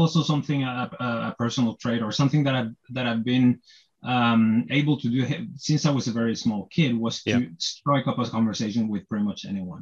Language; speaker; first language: English; non-native, fluent; Norwegian